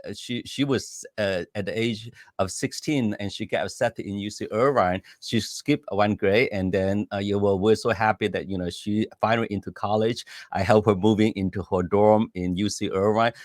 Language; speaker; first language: English; non-native, fluent; Chinese